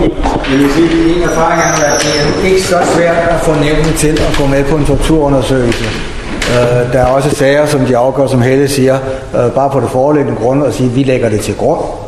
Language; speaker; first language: Danish; native; Danish